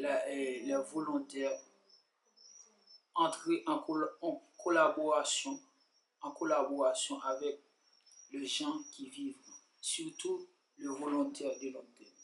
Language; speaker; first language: French; non-native, local second language; Haitian Creole